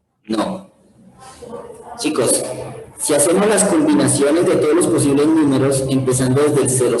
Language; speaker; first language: Spanish; native; Spanish